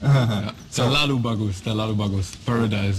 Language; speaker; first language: Indonesian; non-native, learner; German